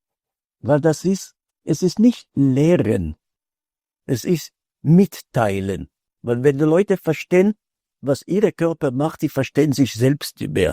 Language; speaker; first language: German; non-native, fluent; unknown